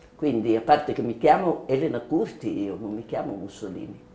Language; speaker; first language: Italian; native; Italian